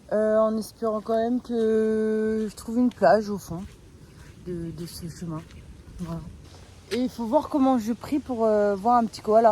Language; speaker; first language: French; native; French